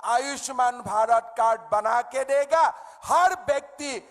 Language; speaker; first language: Hindi; non-native, local second language; Assamese